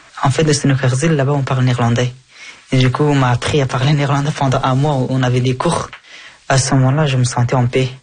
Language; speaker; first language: French; early bilingual, other home language; Persian